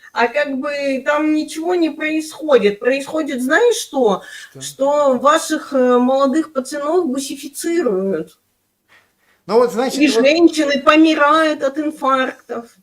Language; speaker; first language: Russian; native; Russian